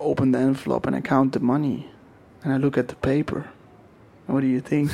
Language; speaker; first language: English; non-native, fluent; Dutch